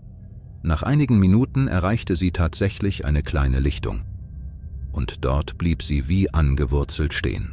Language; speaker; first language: German; native; German